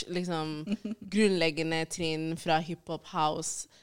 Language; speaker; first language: Norwegian; early bilingual, other home language; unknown